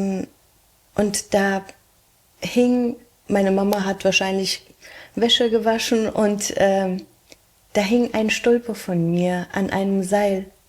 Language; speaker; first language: German; early bilingual, heritage; German